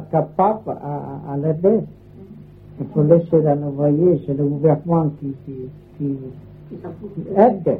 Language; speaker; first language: French; non-native, learner; Vietnamese